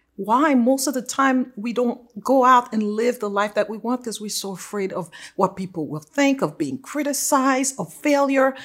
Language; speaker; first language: English; non-native, fluent; Haitian Creole